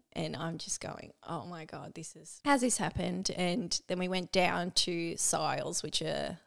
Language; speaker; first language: English; native; English